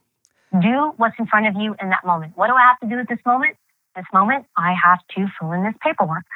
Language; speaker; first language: English; early bilingual, other home language; Greek